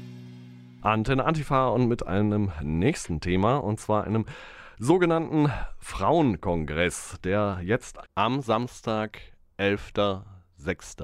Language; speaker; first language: German; native; German